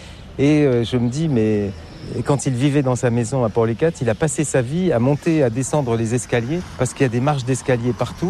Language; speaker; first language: French; native; French